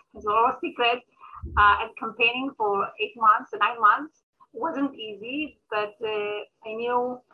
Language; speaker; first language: English; early bilingual, other home language; Amharic